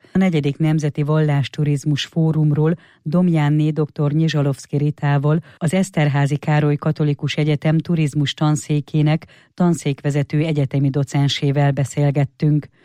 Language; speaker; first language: Hungarian; native; Hungarian